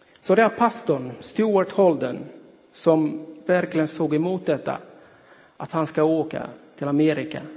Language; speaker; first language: Swedish; non-native, fluent; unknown